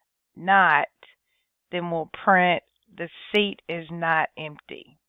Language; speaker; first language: English; native; English